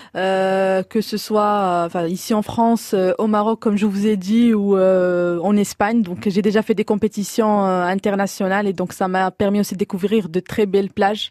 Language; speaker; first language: French; non-native, local second language; Arabic